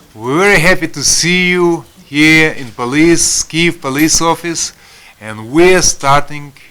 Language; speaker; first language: English; non-native, learner; Ukrainian